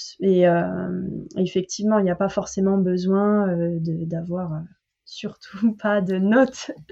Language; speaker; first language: French; native; French